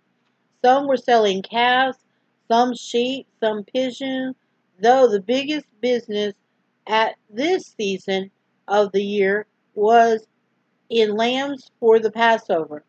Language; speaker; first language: English; native; English